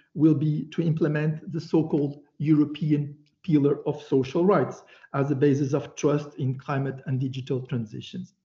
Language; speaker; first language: English; non-native, fluent; Portuguese